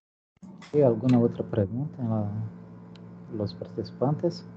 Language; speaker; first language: Spanish; non-native, fluent; Portuguese